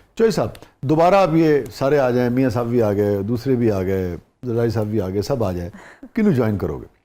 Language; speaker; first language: Urdu; non-native, local second language; Punjabi